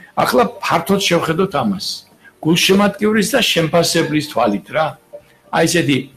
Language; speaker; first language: Georgian; native; Georgian